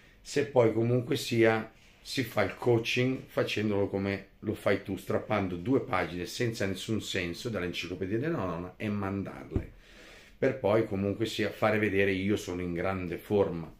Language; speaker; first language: Italian; native; Italian